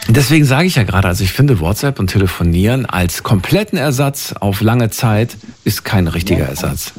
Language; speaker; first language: German; native; German